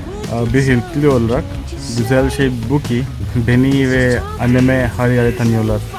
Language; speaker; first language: Turkish; non-native, learner; Hindi